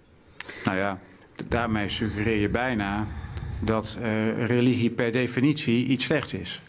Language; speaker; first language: Dutch; native; Dutch